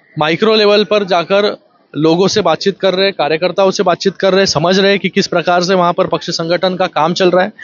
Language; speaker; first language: Hindi; non-native, local second language; Marathi